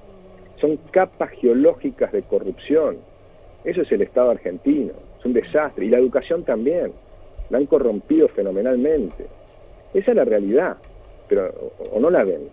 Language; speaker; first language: Spanish; native; Spanish